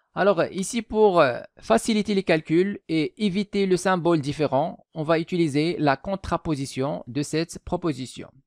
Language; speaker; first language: French; non-native, local second language; Arabic